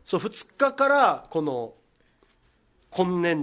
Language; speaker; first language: Japanese; native; Japanese